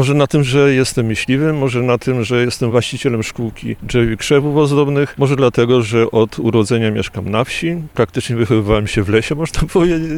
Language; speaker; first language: Polish; native; Polish